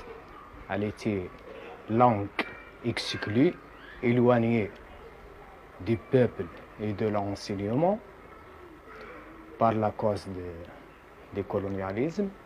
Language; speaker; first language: French; non-native, local second language; Arabic